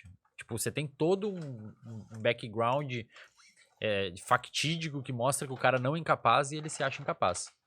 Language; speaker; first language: Portuguese; native; Portuguese